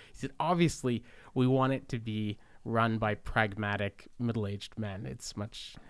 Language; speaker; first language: English; native; English